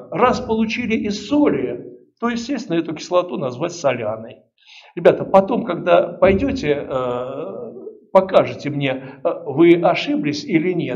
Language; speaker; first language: Russian; native; Russian